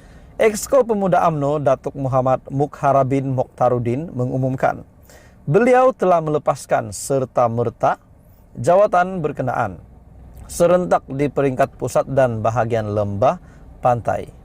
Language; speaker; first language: Malay; native; Malay